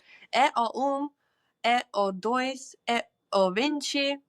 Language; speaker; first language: Portuguese; non-native, learner; English